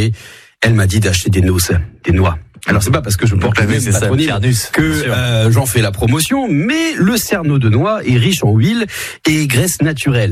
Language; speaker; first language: French; native; French